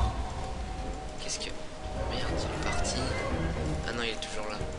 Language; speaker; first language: French; native; French